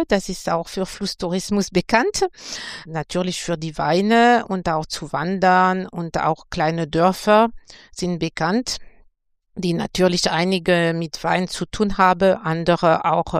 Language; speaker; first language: German; non-native, fluent; French